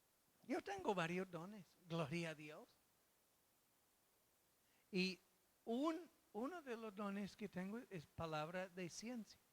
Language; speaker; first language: Spanish; non-native, fluent; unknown